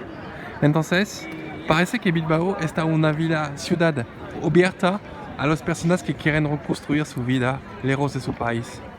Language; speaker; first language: Spanish; non-native, learner; French